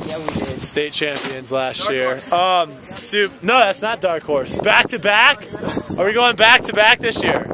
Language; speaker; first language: English; native; English